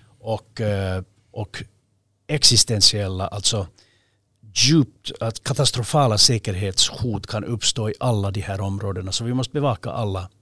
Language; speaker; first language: Swedish; native; Swedish